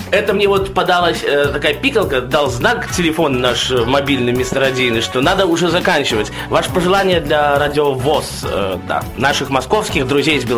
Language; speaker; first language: Russian; native; Russian